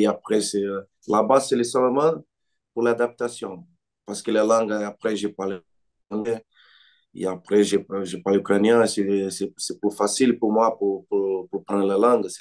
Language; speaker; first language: French; non-native, learner; Portuguese